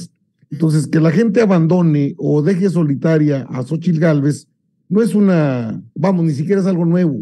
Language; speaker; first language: Spanish; native; Spanish